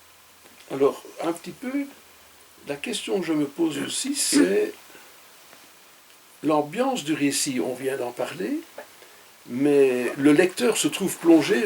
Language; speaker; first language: French; native; French